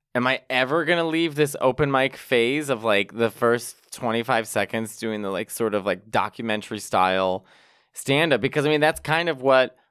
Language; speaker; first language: English; native; English